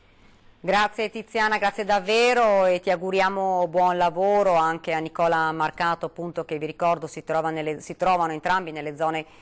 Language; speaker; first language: Italian; native; Italian